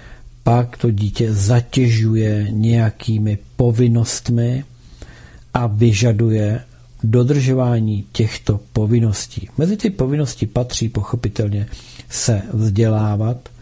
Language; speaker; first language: Czech; native; Czech